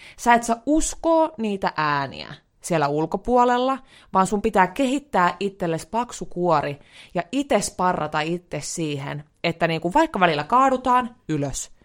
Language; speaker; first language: Finnish; native; Finnish